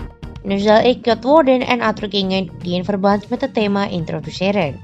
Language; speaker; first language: Dutch; non-native, fluent; Indonesian